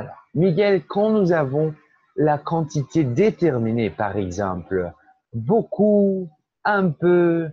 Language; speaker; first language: French; non-native, fluent; Portuguese